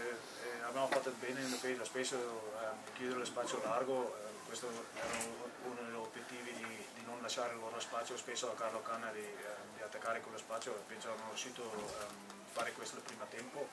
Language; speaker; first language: Italian; non-native, learner; English